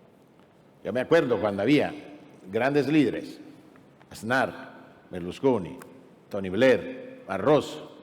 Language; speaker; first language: Spanish; non-native, fluent; Italian